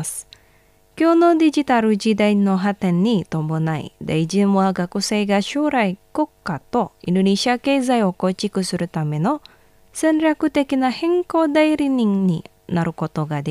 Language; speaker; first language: Japanese; non-native, fluent; Indonesian